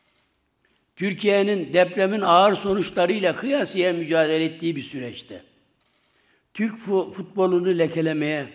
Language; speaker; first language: Turkish; native; Turkish